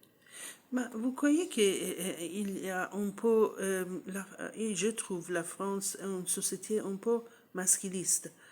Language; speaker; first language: French; non-native, learner; English